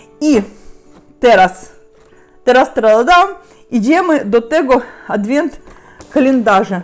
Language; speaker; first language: Polish; non-native, learner; Russian